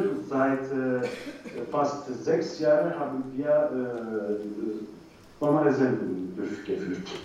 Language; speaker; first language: German; non-native, learner; Turkish